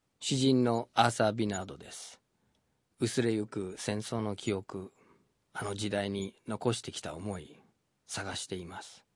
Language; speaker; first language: Japanese; non-native, fluent; English